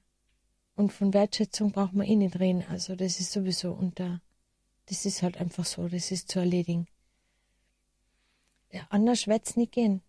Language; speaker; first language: German; native; German